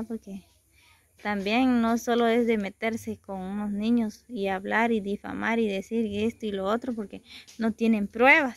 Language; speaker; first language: Spanish; native; Spanish